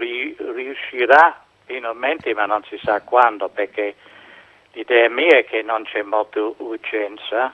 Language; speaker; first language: Italian; non-native, fluent; English